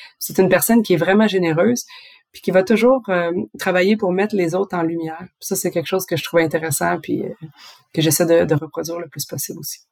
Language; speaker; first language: French; native; French